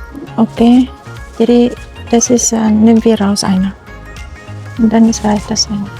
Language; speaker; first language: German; non-native, learner; Indonesian